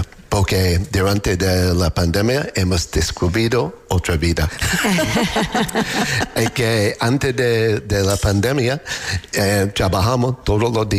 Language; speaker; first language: Spanish; non-native, learner; English